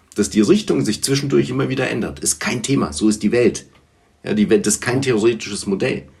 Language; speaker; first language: German; early bilingual, other home language; Bulgarian